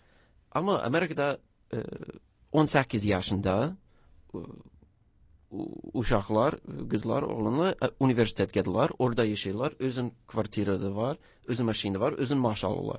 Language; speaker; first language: Turkish; non-native, learner; English